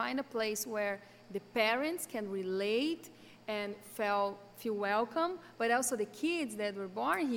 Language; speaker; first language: English; non-native, fluent; Portuguese